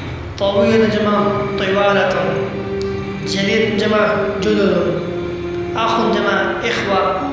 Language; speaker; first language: Arabic; non-native, learner; Persian